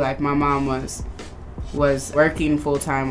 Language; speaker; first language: English; native; English